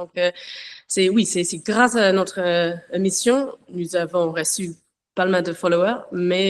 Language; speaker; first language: French; non-native, learner; English